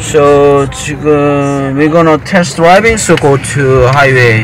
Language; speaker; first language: English; non-native, learner; Korean